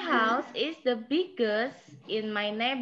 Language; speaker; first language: English; non-native, learner; Indonesian